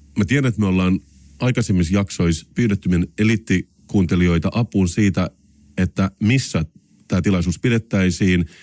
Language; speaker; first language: Finnish; non-native, local second language; Swedish